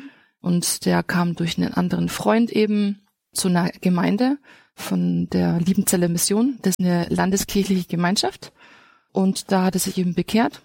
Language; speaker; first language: German; native; German